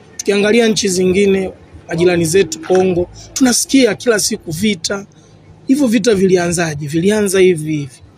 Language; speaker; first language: Swahili; native; Swahili